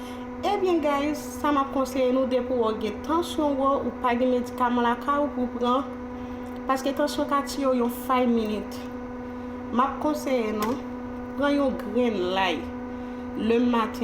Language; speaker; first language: French; non-native, learner; Haitian Creole